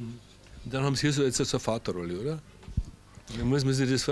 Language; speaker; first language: German; native; German